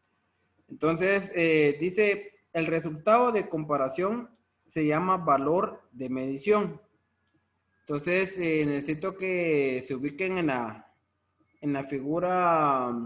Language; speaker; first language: Spanish; native; Spanish